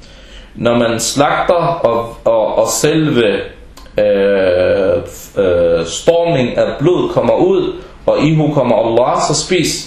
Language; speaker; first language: Danish; early bilingual, other home language; Arabic